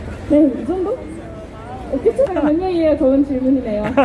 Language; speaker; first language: Korean; non-native, fluent; Japanese